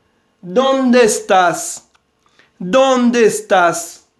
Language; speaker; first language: Spanish; non-native, fluent; Haitian Creole